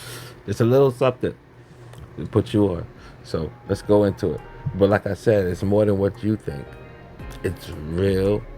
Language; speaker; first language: English; native; English